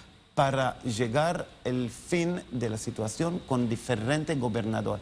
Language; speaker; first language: Spanish; non-native, learner; Hebrew